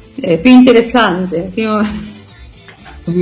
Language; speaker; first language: Italian; non-native, learner; Spanish